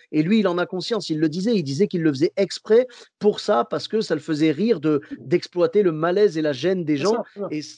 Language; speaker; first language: French; native; French